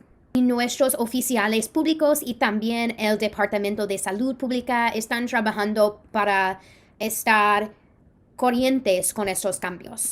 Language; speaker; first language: Spanish; non-native, fluent; English